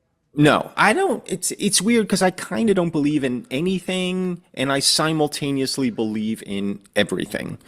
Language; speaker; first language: English; native; English